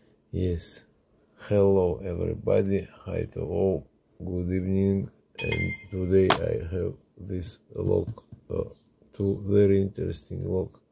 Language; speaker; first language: English; non-native, learner; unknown